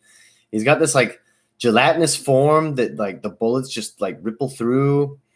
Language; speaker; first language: English; native; English